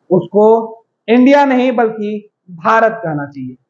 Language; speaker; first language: Hindi; native; Hindi